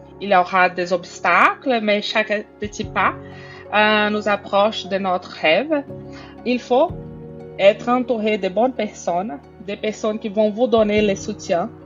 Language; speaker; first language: French; non-native, fluent; Portuguese